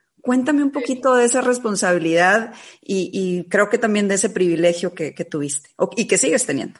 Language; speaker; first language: Spanish; native; Spanish